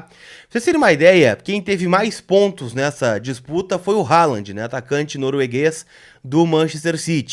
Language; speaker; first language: Portuguese; native; Portuguese